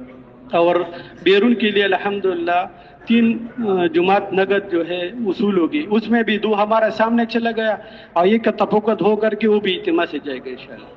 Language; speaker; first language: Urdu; non-native, local second language; Pashto